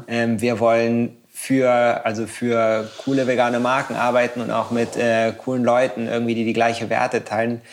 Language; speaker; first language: German; non-native, fluent; Spanish